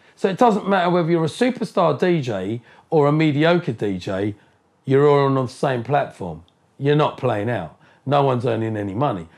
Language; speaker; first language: English; native; English